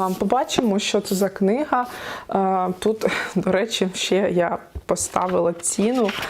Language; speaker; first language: Ukrainian; non-native, local second language; Russian